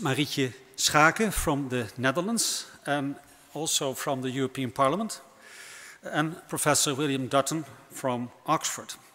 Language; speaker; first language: English; non-native, fluent; Dutch